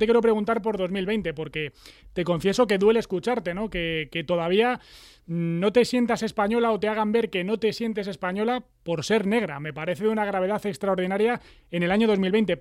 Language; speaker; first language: Spanish; native; Spanish